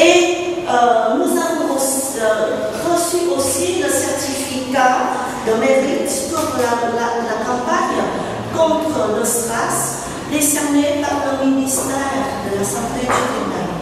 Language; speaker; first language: French; non-native, fluent; Vietnamese